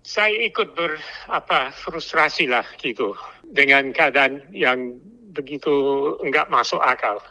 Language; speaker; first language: Indonesian; non-native, fluent; English